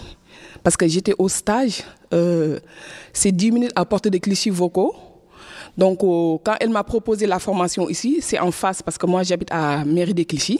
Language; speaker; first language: French; non-native, fluent; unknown